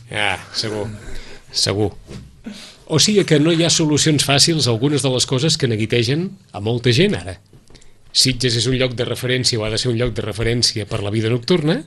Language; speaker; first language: Catalan; native; Catalan